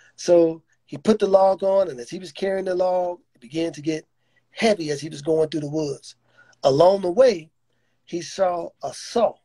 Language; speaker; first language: English; native; English